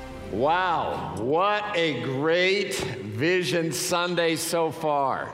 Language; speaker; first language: English; native; English